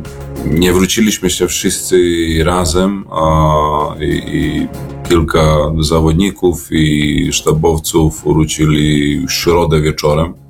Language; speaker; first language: Polish; non-native, learner; Serbian